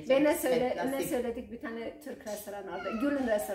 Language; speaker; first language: Turkish; non-native, learner; Croatian